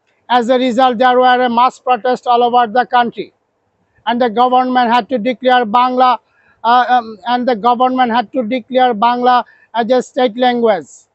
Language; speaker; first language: English; non-native, local second language; Bangla